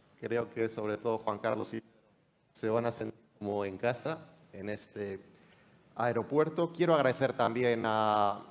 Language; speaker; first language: Spanish; native; Spanish